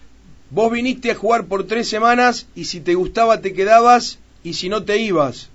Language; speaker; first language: Spanish; native; Spanish